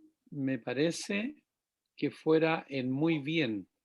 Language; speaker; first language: Spanish; native; Spanish